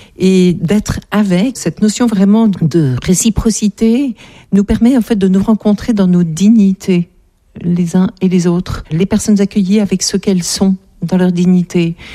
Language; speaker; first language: French; native; French